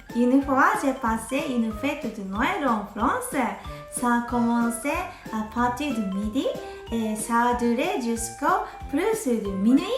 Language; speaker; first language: French; non-native, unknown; Japanese